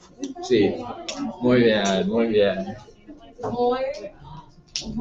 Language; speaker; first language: Spanish; non-native, fluent; English